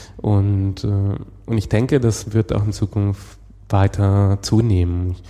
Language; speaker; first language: German; non-native, fluent; Spanish